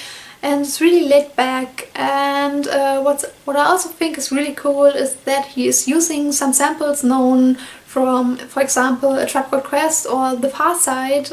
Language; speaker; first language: English; non-native, fluent; German